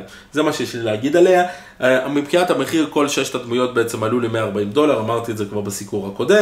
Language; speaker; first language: Hebrew; native; Hebrew